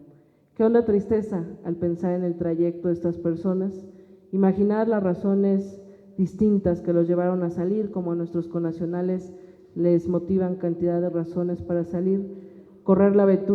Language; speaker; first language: Spanish; native; Spanish